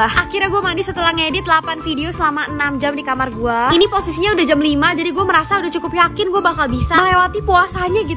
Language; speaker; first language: Indonesian; native; Indonesian